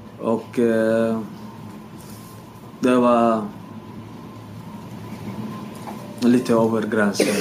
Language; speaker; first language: Swedish; non-native, learner; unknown